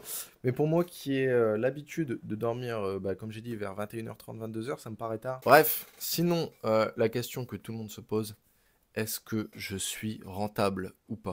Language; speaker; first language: French; native; French